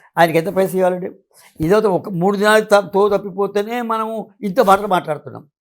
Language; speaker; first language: Telugu; native; Telugu